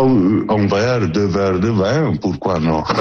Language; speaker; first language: French; non-native, learner; Turkish